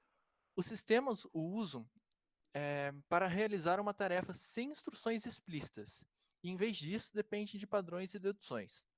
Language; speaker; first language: Portuguese; native; Portuguese